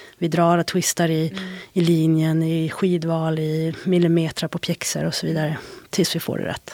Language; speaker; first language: Swedish; native; Swedish